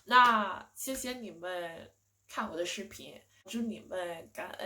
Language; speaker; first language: Chinese; non-native, fluent; English